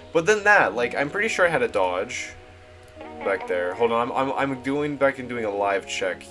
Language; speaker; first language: English; native; English